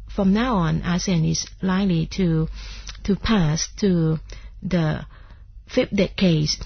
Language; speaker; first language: English; non-native, fluent; Thai